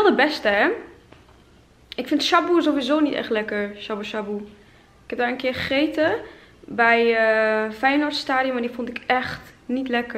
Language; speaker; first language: Dutch; native; Dutch